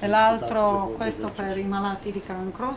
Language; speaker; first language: Italian; non-native, learner; Romanian